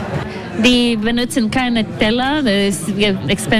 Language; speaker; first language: German; non-native, fluent; Latvian